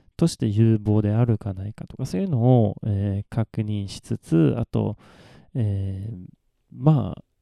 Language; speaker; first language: Japanese; non-native, fluent; Swedish